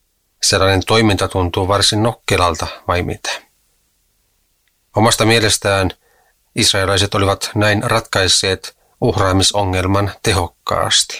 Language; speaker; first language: Finnish; native; Finnish